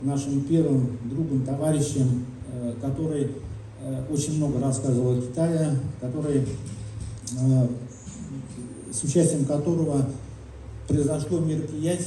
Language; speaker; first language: Russian; native; Russian